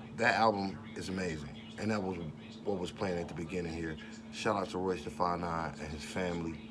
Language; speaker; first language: English; native; English